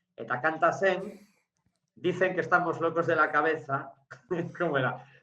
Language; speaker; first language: Spanish; native; Spanish